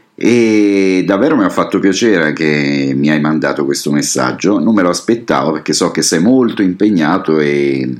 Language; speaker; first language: Italian; native; Italian